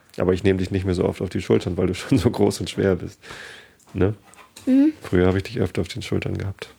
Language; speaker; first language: German; native; German